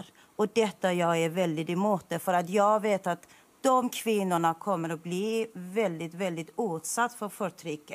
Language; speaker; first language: Swedish; non-native, fluent; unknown